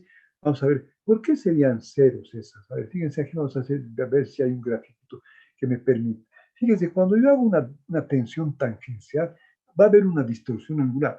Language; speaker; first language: Spanish; native; Spanish